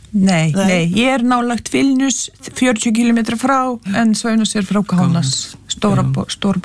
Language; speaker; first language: Icelandic; non-native, fluent; Lithuanian